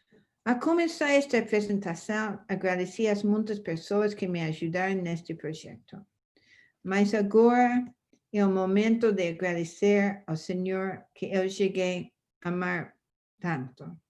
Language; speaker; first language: Portuguese; non-native, fluent; English